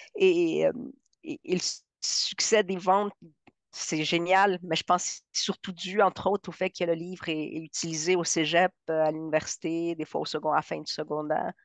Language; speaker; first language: French; early bilingual, other home language; Spanish